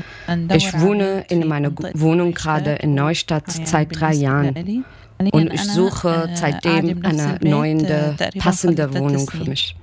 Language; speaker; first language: German; non-native, learner; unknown